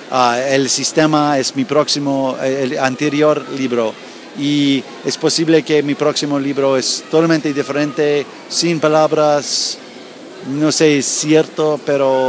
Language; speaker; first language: Spanish; non-native, learner; English